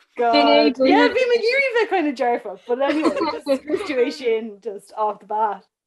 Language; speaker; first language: Irish; native; Irish